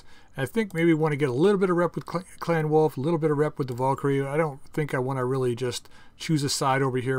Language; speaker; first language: English; native; English